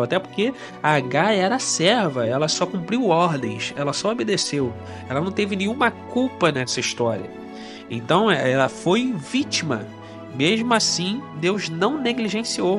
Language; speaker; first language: Portuguese; native; Portuguese